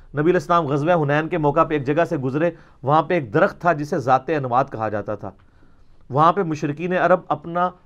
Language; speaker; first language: Urdu; non-native, local second language; Punjabi